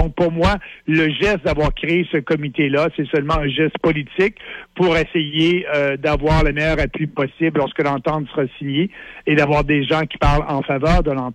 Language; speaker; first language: French; native; French